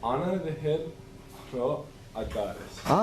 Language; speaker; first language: Arabic; non-native, learner; English